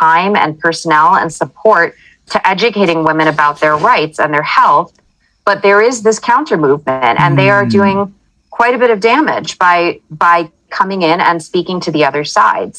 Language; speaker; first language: English; native; English